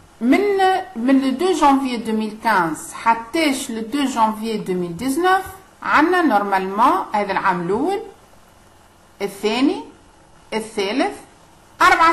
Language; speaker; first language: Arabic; native; Arabic